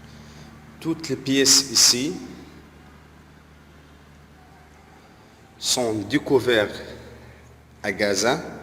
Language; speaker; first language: French; non-native, fluent; Arabic